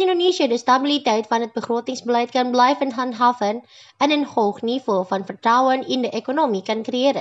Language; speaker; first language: Dutch; non-native, fluent; Indonesian